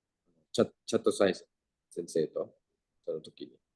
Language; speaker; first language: Japanese; non-native, fluent; Thai